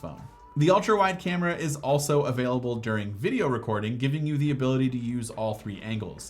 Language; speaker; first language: English; native; English